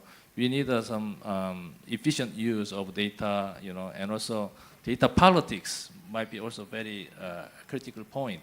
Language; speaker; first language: English; non-native, fluent; Korean